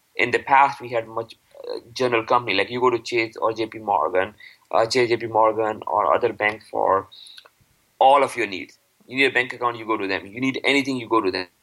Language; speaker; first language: English; non-native, local second language; Urdu